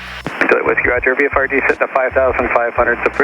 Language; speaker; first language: English; native; English